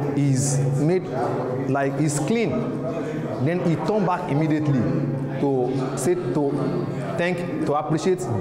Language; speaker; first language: English; non-native, local second language; Yoruba